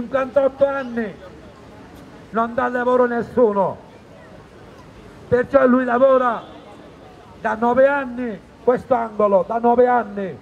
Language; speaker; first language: Italian; non-native, fluent; Bangla